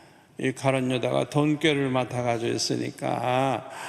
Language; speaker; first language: Korean; native; Korean